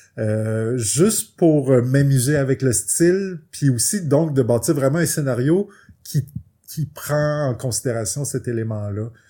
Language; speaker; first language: French; native; French